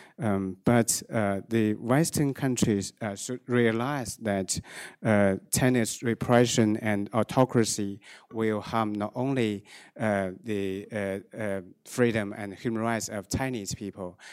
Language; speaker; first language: English; non-native, fluent; Chinese